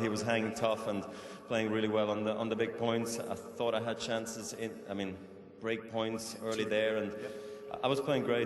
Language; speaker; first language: English; non-native, fluent; German